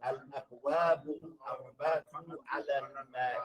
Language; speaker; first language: Arabic; non-native, learner; English